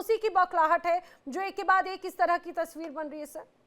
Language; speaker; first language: Hindi; native; Hindi